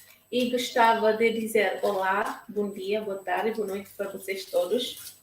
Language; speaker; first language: Portuguese; non-native, local second language; Tetum